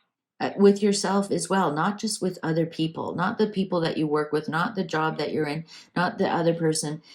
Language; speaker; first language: English; native; English